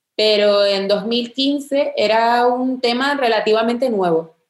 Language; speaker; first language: Spanish; native; Spanish